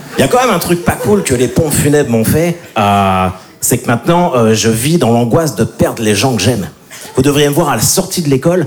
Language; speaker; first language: French; native; French